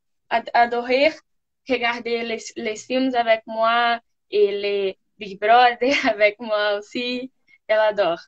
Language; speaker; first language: French; non-native, learner; Portuguese